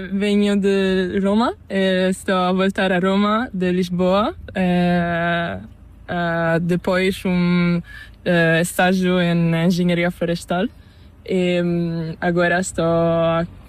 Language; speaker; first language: Spanish; non-native, learner; Italian